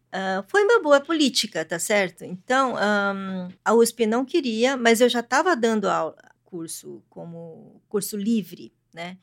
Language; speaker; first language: Portuguese; early bilingual, other home language; Korean